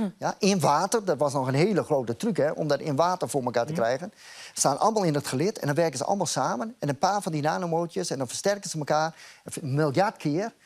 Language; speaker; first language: Dutch; native; Dutch